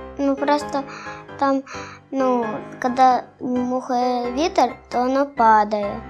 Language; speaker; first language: Russian; non-native, local second language; Ukrainian